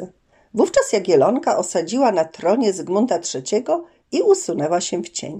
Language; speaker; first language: Polish; native; Polish